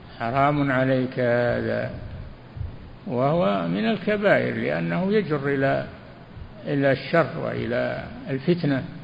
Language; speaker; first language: Arabic; native; Arabic